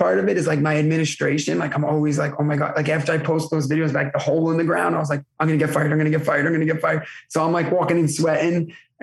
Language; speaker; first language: English; native; English